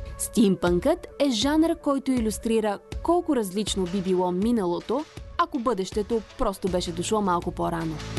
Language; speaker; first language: Bulgarian; native; Bulgarian